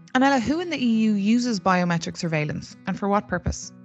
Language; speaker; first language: English; native; English